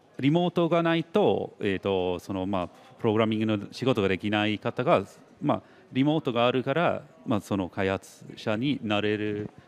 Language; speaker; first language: Japanese; non-native, fluent; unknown